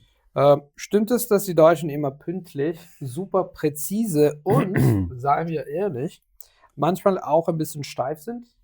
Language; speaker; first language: German; non-native, fluent; Italian